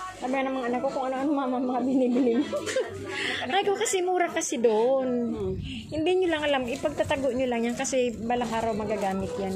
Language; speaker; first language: Filipino; non-native, local second language; Bikol